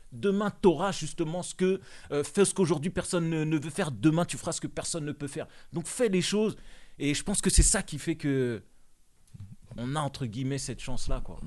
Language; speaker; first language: French; non-native, local second language; Bambara